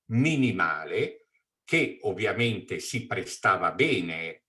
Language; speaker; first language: Italian; native; Italian